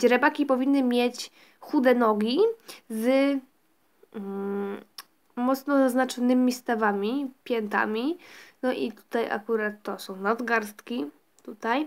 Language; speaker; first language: Polish; native; Polish